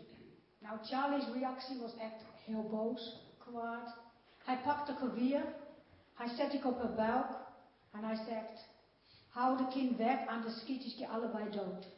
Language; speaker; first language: Dutch; non-native, fluent; English